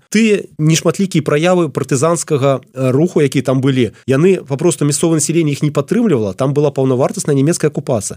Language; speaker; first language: Belarusian; non-native, local second language; Russian